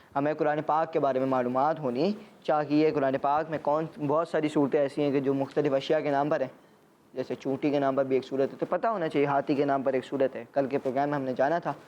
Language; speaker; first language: Urdu; native; Urdu